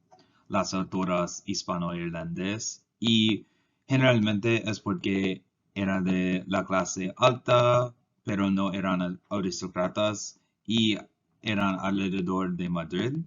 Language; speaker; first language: Spanish; non-native, learner; English